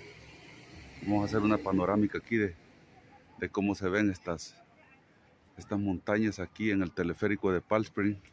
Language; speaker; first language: Spanish; native; Spanish